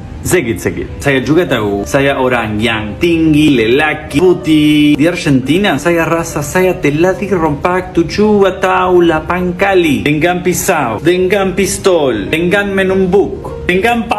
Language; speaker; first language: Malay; non-native, learner; Spanish